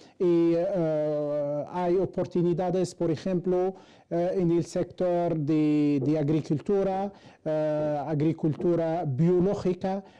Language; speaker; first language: Spanish; non-native, fluent; Arabic